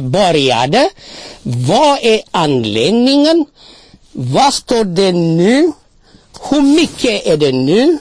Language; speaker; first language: Swedish; non-native, fluent; Amharic